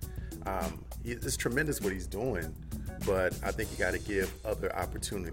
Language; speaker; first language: English; native; English